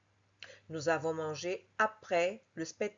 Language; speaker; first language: French; non-native, fluent; Portuguese